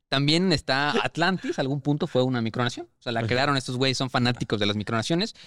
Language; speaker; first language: Spanish; native; Spanish